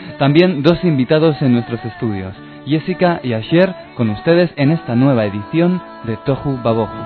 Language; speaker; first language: Spanish; native; Spanish